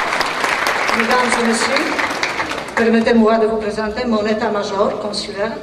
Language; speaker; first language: French; non-native, fluent; Polish